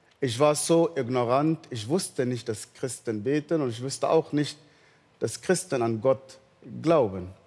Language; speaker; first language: German; non-native, fluent; Arabic